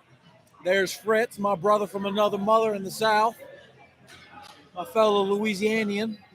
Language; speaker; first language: English; native; English